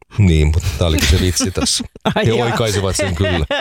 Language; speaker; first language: Finnish; native; Finnish